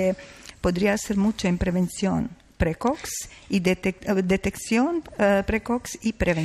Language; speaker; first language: Spanish; non-native, learner; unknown